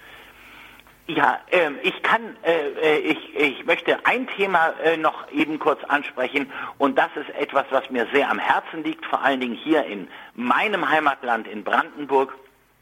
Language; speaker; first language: German; native; German